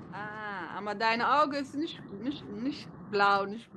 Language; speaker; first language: German; non-native, learner; Somali